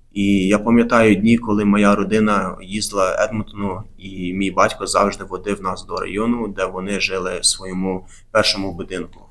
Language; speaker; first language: Ukrainian; early bilingual, heritage; Ukrainian